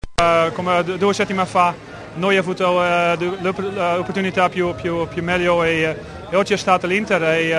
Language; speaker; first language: Italian; non-native, learner; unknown